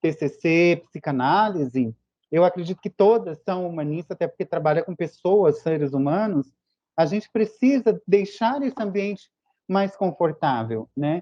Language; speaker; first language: Portuguese; native; Portuguese